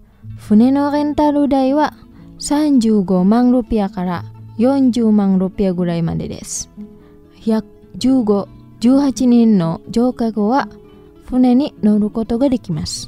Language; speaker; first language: Japanese; non-native, fluent; Indonesian